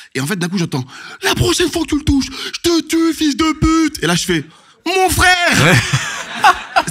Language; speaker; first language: French; native; French